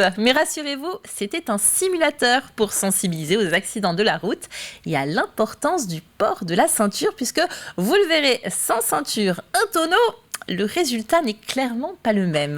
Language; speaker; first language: French; native; French